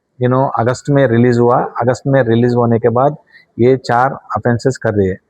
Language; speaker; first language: Hindi; non-native, local second language; Telugu